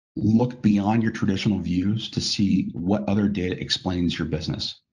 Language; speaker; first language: English; native; English